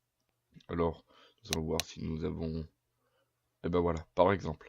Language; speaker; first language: French; native; French